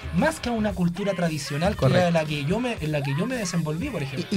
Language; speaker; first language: Spanish; native; Spanish